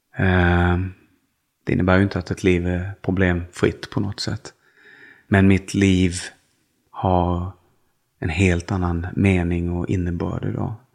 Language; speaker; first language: Swedish; native; Swedish